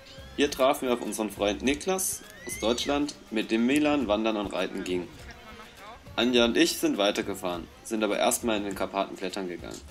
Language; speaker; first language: German; native; German